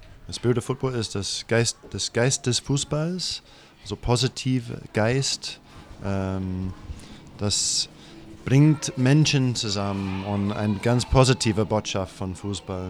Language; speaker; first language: German; non-native, fluent; English